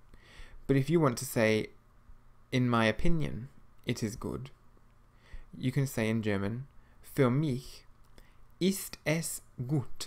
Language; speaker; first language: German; non-native, fluent; English